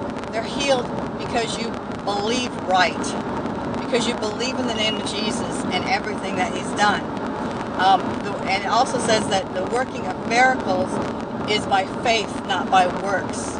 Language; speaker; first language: English; native; English